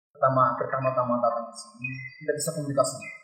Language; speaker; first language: Indonesian; non-native, learner; Filipino